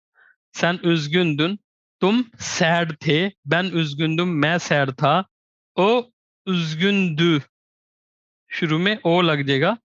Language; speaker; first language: Turkish; non-native, fluent; Urdu